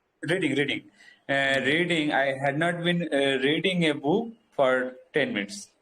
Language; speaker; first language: English; non-native, local second language; Bangla